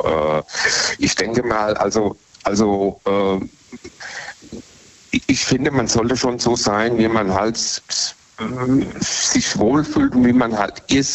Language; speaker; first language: German; native; German